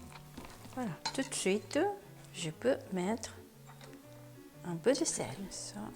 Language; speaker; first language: French; non-native, learner; Japanese